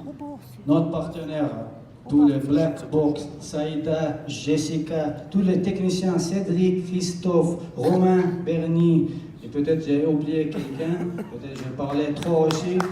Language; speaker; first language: French; non-native, learner; Chechen